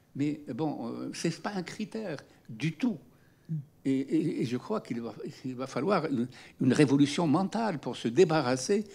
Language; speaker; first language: French; non-native, local second language; Arabic